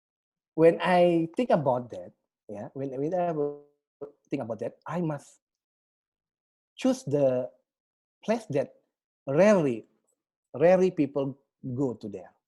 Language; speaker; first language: English; non-native, learner; Indonesian